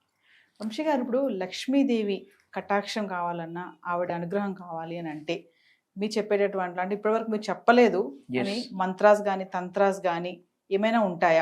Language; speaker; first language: Telugu; native; Telugu